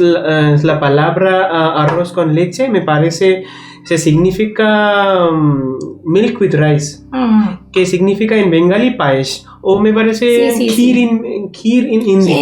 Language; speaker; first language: Spanish; non-native, learner; Bangla